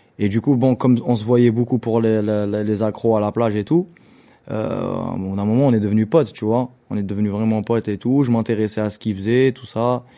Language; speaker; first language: French; non-native, local second language; Arabic